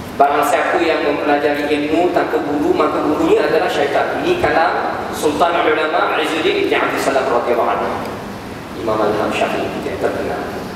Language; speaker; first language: Malay; native; Malay